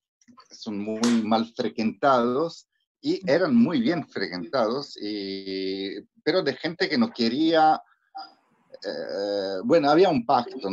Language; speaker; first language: Spanish; non-native, fluent; Italian